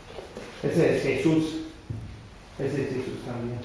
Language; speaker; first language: Spanish; non-native, learner; English